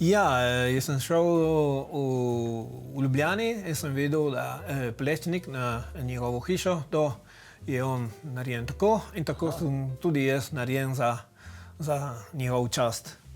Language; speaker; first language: Slovenian; early bilingual, heritage; Italian